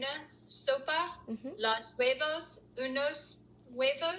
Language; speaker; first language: Spanish; non-native, learner; English